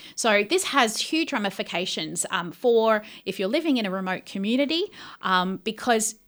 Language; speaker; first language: English; native; English